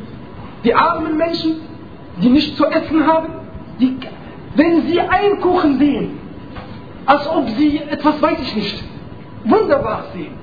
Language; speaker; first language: German; non-native, fluent; Arabic